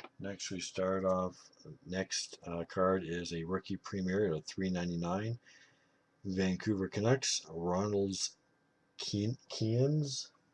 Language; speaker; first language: English; native; English